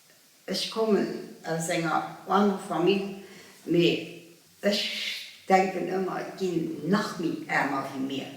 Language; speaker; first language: German; non-native, local second language; Luxembourgish